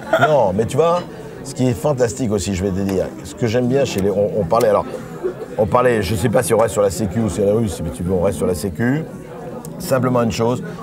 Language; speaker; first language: French; native; French